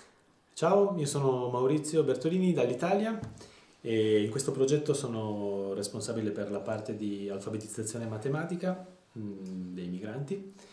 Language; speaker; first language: Italian; native; Italian